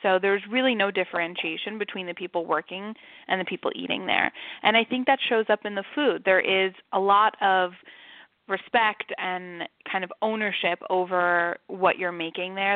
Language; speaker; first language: English; native; English